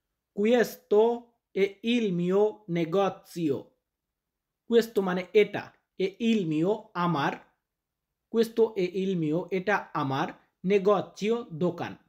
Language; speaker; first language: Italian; non-native, fluent; Bangla